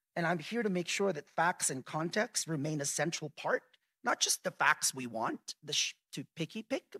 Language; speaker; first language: English; early bilingual, other home language; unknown